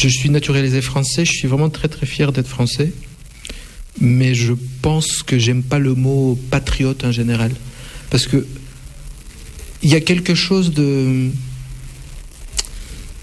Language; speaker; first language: French; non-native, fluent; Russian